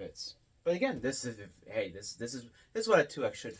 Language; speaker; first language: English; native; English